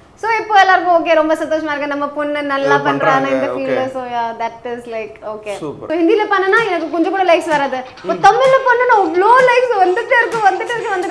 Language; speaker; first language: Tamil; non-native, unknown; Hindi